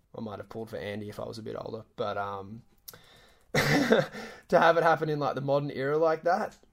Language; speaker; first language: English; native; English